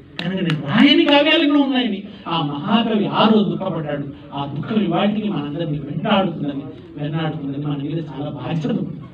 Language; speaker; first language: Telugu; native; Telugu